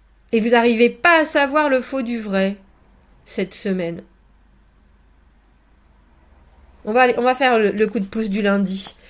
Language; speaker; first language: French; native; French